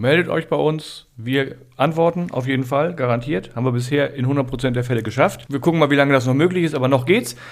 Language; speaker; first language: German; native; German